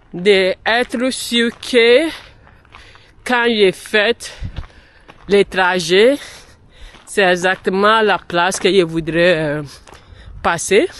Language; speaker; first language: French; non-native, learner; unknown